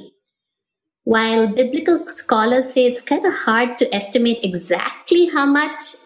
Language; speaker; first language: English; non-native, local second language; Tamil